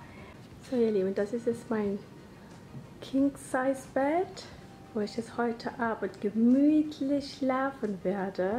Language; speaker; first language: German; non-native, fluent; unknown